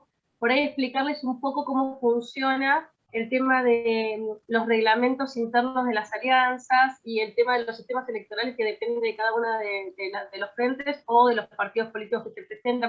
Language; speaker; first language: Spanish; native; Spanish